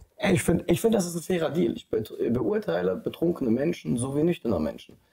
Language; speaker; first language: German; early bilingual, other home language; Polish